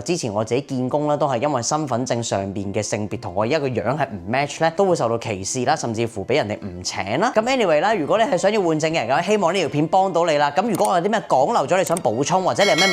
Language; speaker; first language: Cantonese; native; Cantonese